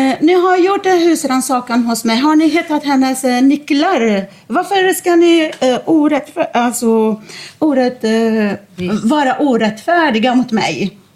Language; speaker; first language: Swedish; non-native, fluent; Arabic